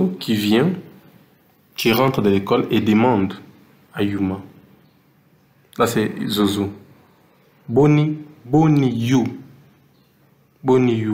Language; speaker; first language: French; non-native, local second language; Lingala